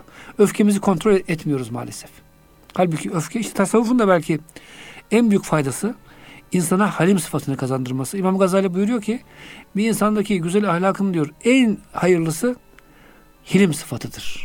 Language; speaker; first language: Turkish; native; Turkish